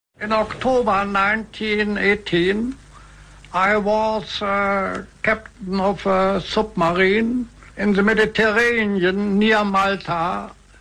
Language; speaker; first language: English; non-native, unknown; German